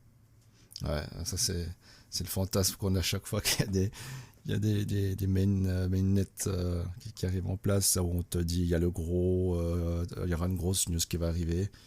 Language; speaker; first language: French; native; French